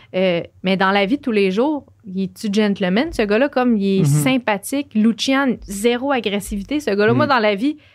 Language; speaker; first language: French; native; French